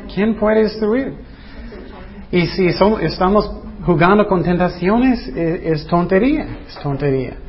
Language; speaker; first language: Spanish; non-native, fluent; English